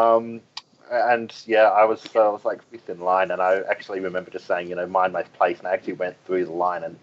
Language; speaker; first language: English; native; English